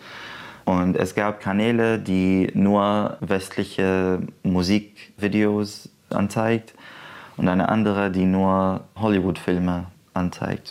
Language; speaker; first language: German; non-native, fluent; Arabic